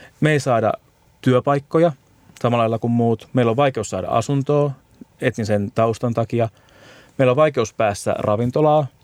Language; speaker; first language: Finnish; native; Finnish